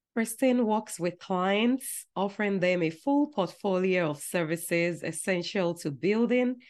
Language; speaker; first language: English; non-native, local second language; Yoruba